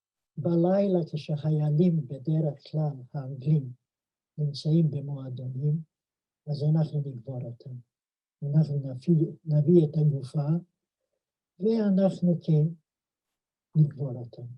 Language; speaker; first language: Hebrew; non-native, fluent; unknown